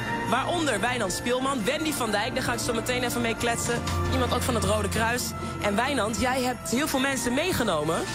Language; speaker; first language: Dutch; native; Dutch